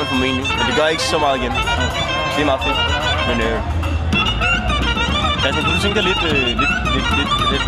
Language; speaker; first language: Danish; native; Danish